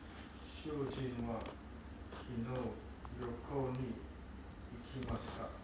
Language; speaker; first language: Japanese; non-native, learner; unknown